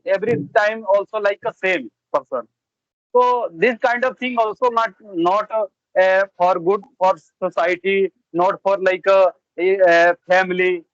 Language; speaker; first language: English; non-native, learner; Bhojpuri